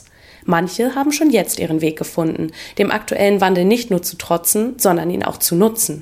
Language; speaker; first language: German; native; German